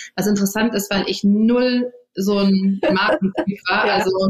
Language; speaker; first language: German; early bilingual, other home language; English